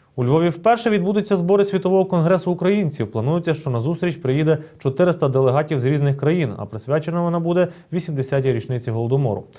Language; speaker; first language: Ukrainian; native; Ukrainian